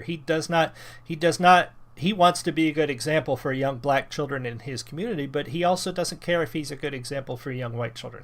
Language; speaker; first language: English; native; English